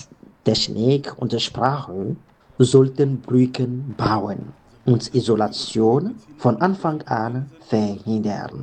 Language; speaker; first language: German; non-native, fluent; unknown